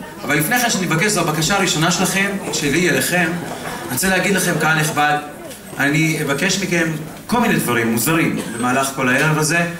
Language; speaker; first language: Hebrew; native; Hebrew